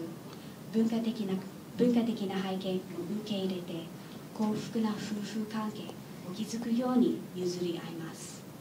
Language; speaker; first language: Japanese; non-native, learner; English